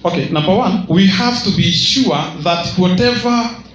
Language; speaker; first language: English; non-native, local second language; Swahili